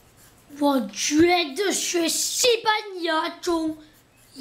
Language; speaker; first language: Chinese; early bilingual, heritage; English